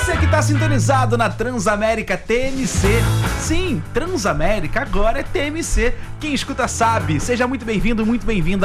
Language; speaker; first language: Portuguese; native; Portuguese